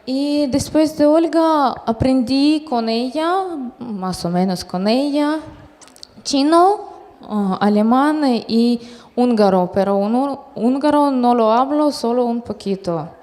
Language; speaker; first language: Spanish; non-native, fluent; Russian